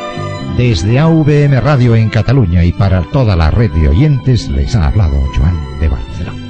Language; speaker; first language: Spanish; native; Spanish